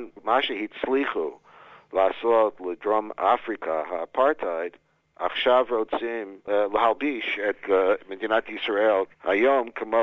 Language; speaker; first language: Hebrew; non-native, fluent; English